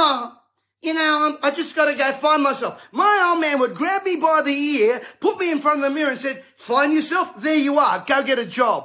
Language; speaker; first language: English; native; English